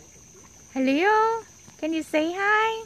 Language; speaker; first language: English; non-native, learner; Vietnamese